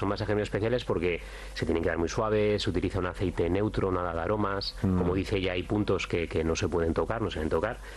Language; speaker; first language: Spanish; native; Spanish